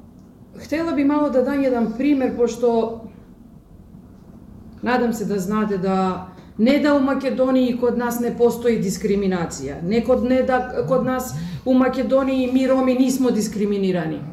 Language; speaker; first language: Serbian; non-native, local second language; Macedonian